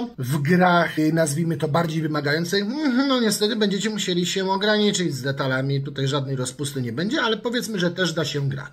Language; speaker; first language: Polish; native; Polish